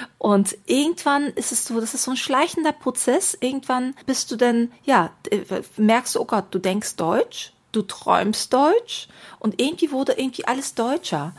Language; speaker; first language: German; early bilingual, other home language; Turkish